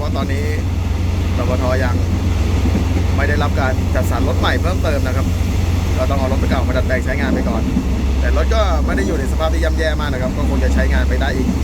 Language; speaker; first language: Thai; native; Thai